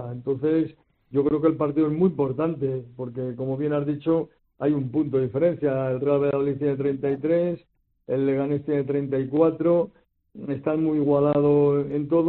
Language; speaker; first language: Spanish; native; Spanish